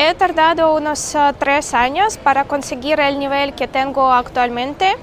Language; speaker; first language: Spanish; non-native, fluent; Russian